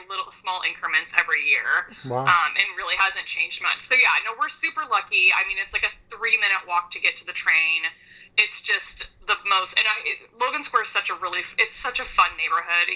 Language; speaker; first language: English; native; English